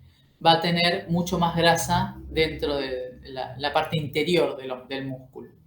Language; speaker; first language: Spanish; native; Spanish